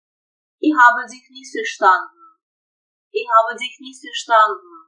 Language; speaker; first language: German; non-native, fluent; Russian